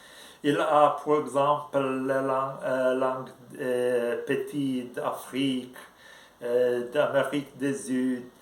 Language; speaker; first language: French; non-native, learner; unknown